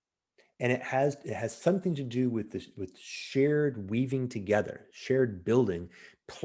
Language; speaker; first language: English; native; English